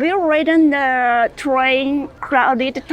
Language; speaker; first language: English; non-native, learner; Japanese